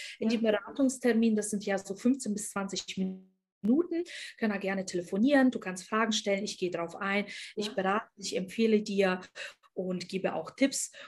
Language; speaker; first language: German; non-native, fluent; Ukrainian